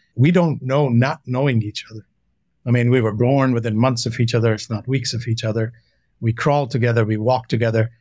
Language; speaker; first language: English; non-native, local second language; Hindi